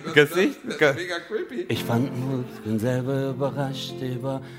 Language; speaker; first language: German; early bilingual, other home language; Turkish